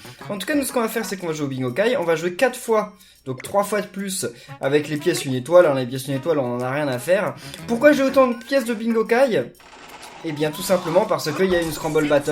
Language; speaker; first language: French; native; French